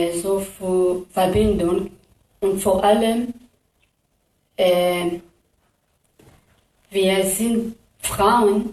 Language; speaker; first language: German; non-native, learner; Kurdish